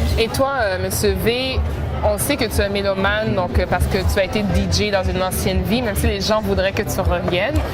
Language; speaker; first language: French; native; French